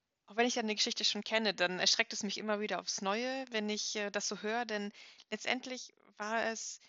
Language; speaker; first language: German; native; German